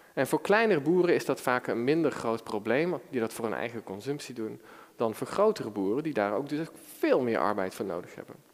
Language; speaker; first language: Dutch; native; Dutch